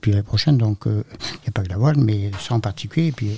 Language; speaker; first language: French; native; French